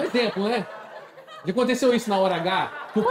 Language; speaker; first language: Portuguese; native; Portuguese